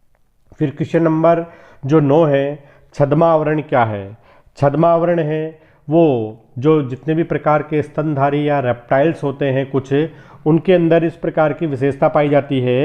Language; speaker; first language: Hindi; native; Hindi